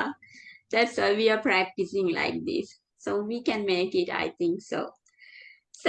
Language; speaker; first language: English; non-native, fluent; Sinhala